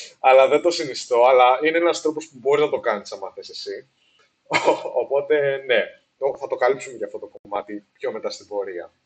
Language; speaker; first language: Greek; early bilingual, heritage; Greek